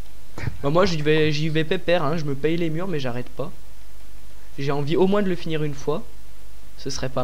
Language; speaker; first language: French; native; French